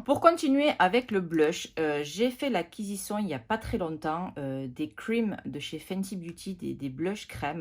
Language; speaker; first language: French; native; French